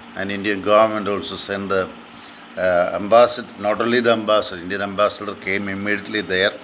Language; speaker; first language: English; non-native, local second language; Malayalam